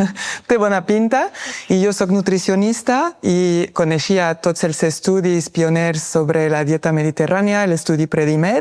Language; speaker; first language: Catalan; non-native, fluent; French